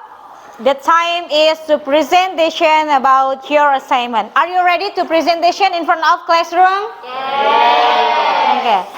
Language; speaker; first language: English; non-native, fluent; Indonesian